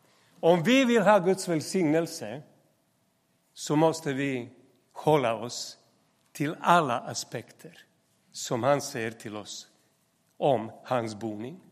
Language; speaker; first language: Swedish; non-native, fluent; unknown